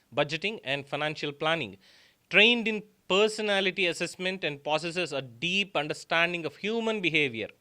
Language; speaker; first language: English; non-native, local second language; Telugu